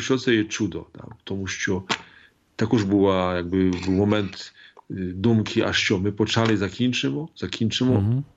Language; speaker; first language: Polish; non-native, learner; Ukrainian